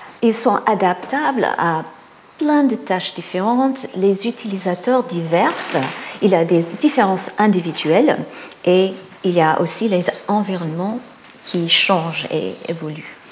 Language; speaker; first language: French; non-native, fluent; English